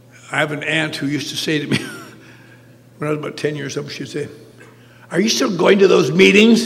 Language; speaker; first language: English; native; English